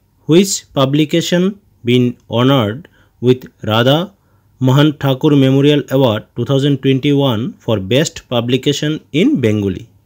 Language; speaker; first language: English; non-native, local second language; Bangla